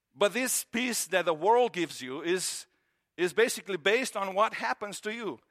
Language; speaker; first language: English; non-native, fluent; Romanian